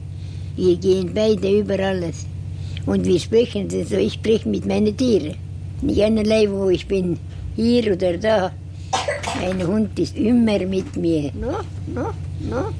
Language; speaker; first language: German; non-native, learner; Estonian